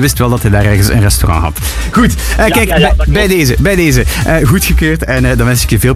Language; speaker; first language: Dutch; native; Dutch